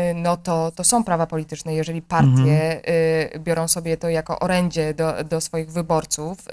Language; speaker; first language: Polish; native; Polish